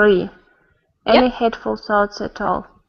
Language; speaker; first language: English; non-native, learner; Russian